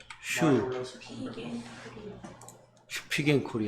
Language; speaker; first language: Korean; native; Korean